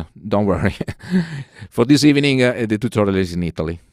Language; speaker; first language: English; non-native, learner; Italian